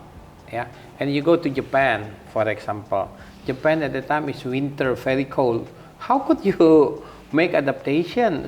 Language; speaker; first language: English; non-native, fluent; Indonesian